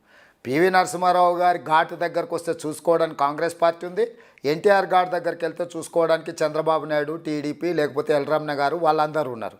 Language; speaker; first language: Telugu; native; Telugu